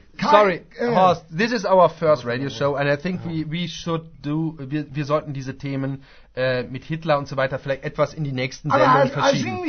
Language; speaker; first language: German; native; German